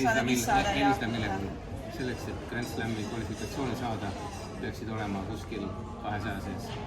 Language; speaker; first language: Estonian; native; Estonian